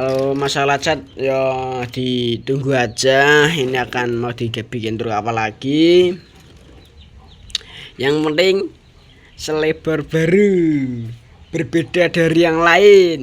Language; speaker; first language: Indonesian; non-native, local second language; Javanese